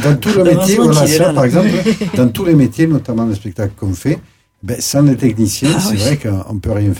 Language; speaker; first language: French; native; French